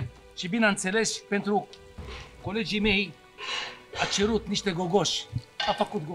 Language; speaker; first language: Romanian; non-native, learner; Arabic